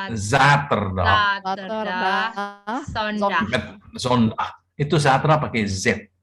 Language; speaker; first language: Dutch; non-native, learner; Indonesian